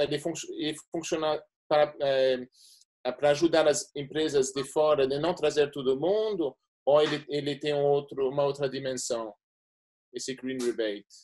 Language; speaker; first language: Portuguese; non-native, fluent; English